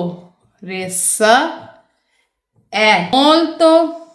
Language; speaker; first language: Italian; non-native, fluent; Urdu